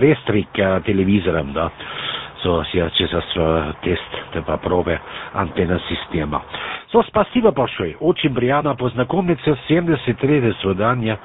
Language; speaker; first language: Russian; non-native, learner; German